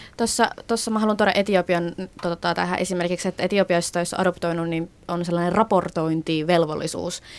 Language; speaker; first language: Finnish; native; Finnish